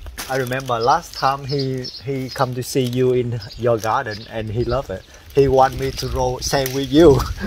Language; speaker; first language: English; non-native, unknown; Vietnamese